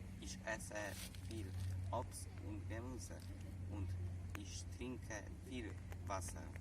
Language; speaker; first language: German; non-native, learner; Polish